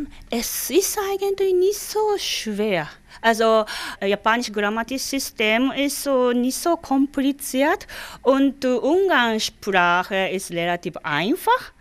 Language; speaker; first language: German; non-native, learner; Japanese